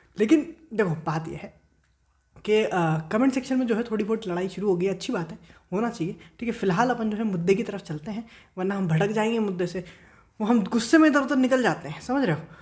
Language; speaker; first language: Urdu; native; Urdu